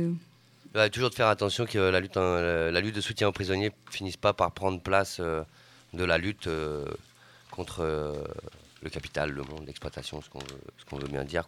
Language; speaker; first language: French; native; French